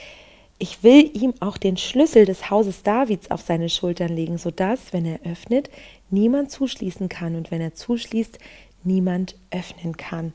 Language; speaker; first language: German; native; German